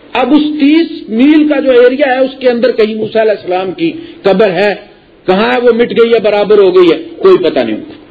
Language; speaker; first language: Urdu; non-native, local second language; Punjabi